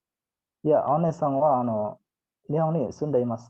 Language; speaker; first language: Japanese; non-native, learner; Indonesian